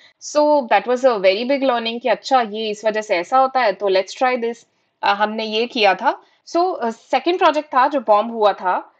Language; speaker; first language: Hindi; non-native, local second language; Marathi